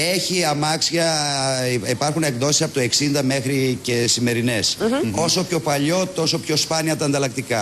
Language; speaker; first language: Greek; native; Greek